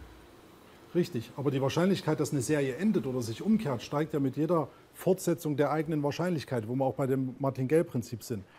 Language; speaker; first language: German; native; German